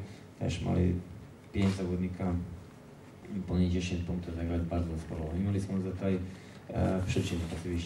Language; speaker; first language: Polish; non-native, learner; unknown